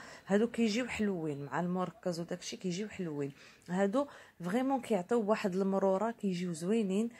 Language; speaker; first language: Arabic; native; Arabic